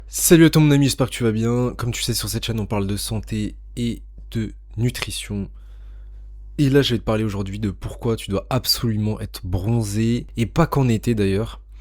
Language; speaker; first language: French; native; French